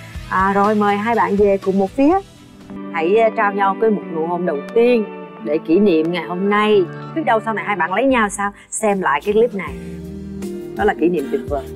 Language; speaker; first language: Vietnamese; native; Vietnamese